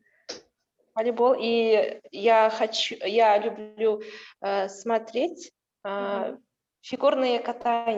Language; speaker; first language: Russian; non-native, local second language; Kazakh